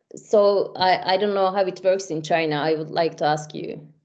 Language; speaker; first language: English; non-native, fluent; Turkish